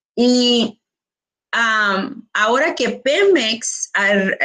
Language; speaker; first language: Spanish; early bilingual, heritage; Spanish